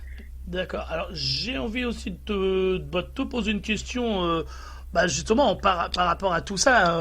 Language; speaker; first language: French; native; French